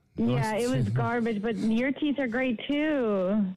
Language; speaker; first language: English; native; English